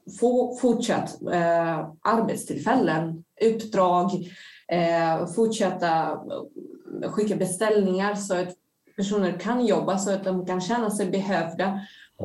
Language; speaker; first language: Swedish; non-native, fluent; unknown